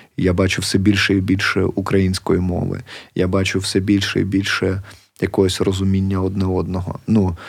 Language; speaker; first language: Ukrainian; native; Ukrainian